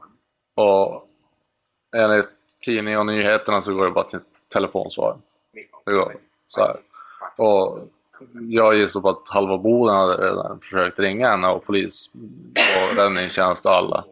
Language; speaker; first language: Swedish; native; Swedish